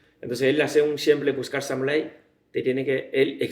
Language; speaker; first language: Spanish; non-native, learner; Chinese